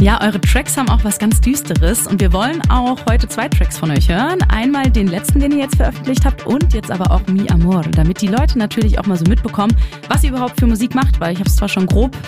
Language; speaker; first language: German; native; German